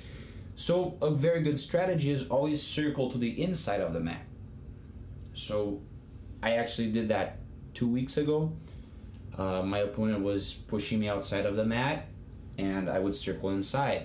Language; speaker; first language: English; non-native, fluent; Portuguese